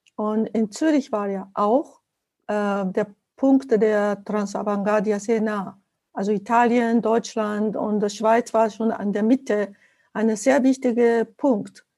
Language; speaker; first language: German; non-native, fluent; Japanese